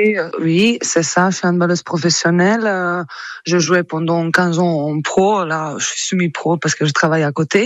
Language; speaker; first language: French; non-native, fluent; Croatian